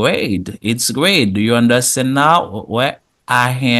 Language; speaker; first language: English; non-native, fluent; Haitian Creole